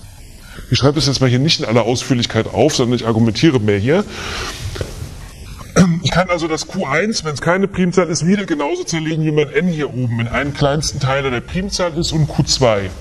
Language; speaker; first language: German; native; German